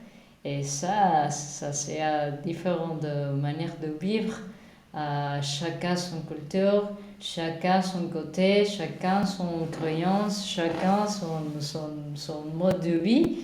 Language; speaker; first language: French; non-native, learner; Spanish